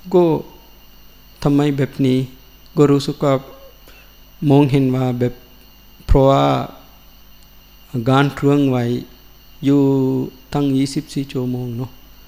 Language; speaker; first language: Thai; non-native, learner; Sinhala